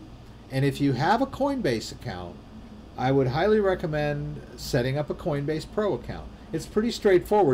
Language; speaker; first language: English; native; English